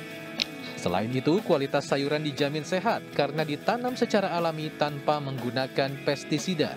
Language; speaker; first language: Indonesian; native; Indonesian